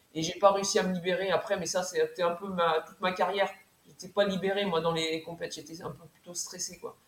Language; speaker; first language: French; native; French